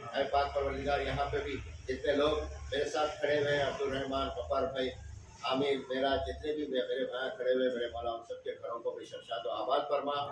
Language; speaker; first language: Urdu; native; Urdu